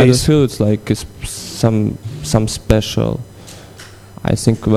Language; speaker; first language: English; non-native, learner; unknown